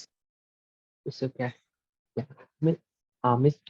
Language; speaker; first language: English; non-native, learner; Vietnamese